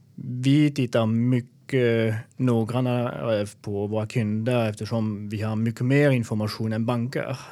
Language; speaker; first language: Swedish; non-native, fluent; French